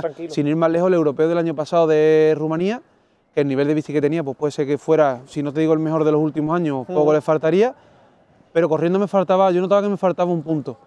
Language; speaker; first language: Spanish; native; Spanish